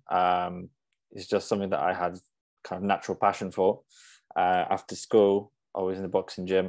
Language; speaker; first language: English; non-native, fluent; Polish